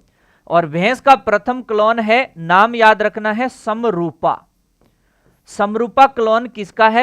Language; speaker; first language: Hindi; native; Hindi